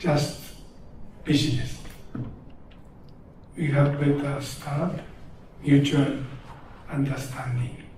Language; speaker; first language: English; non-native, learner; Japanese